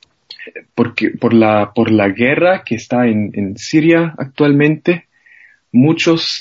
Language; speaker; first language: Spanish; non-native, fluent; German